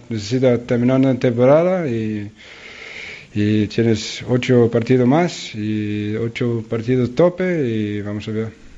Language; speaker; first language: Spanish; non-native, learner; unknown